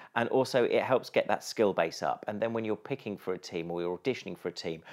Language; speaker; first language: English; native; English